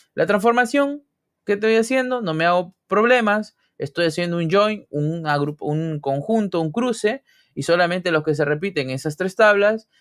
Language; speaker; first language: Spanish; native; Spanish